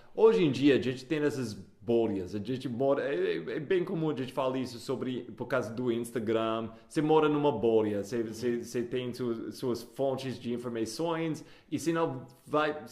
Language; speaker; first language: Portuguese; non-native, fluent; English